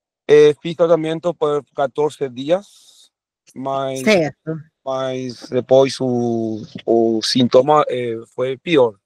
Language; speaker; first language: Portuguese; non-native, learner; Spanish